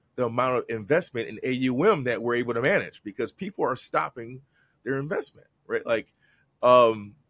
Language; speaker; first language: English; native; English